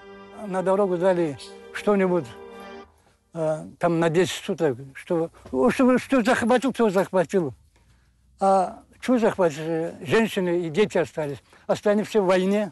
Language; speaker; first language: Russian; non-native, local second language; Karachay-Balkar